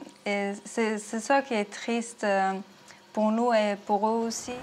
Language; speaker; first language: French; non-native, learner; Persian